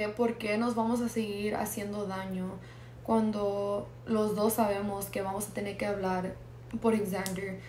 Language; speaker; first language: Spanish; early bilingual, heritage; Spanish